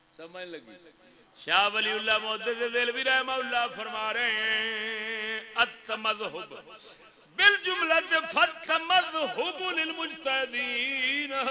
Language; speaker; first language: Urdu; non-native, local second language; Punjabi